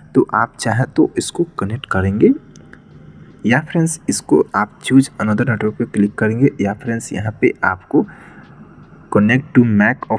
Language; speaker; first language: Hindi; native; Hindi